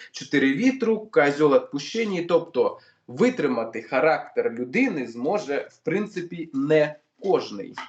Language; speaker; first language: Ukrainian; non-native, local second language; Russian